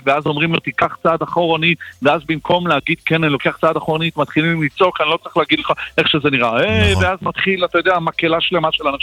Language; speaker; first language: Hebrew; native; Hebrew